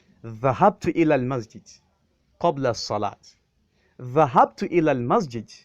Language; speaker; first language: Arabic; non-native, fluent; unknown